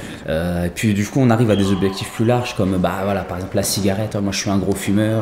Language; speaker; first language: French; native; French